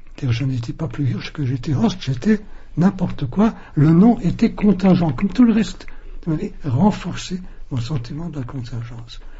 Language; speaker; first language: French; non-native, fluent; German